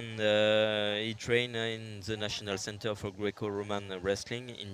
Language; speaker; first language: English; non-native, learner; French